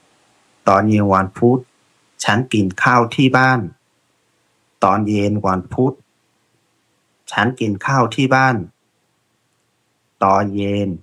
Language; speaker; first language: Thai; non-native, fluent; Burmese